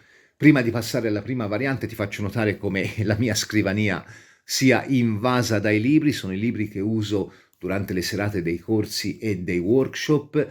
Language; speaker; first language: Italian; native; Italian